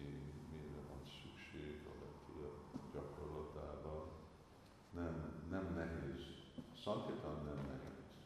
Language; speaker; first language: Hungarian; non-native, fluent; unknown